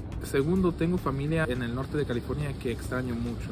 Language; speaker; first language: Spanish; early bilingual, heritage; Spanish